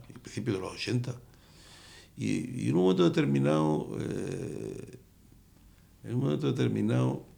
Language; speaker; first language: Spanish; native; Spanish